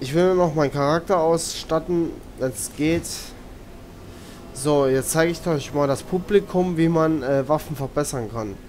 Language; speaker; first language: German; native; German